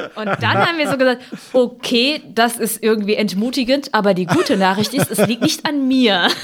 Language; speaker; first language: German; native; German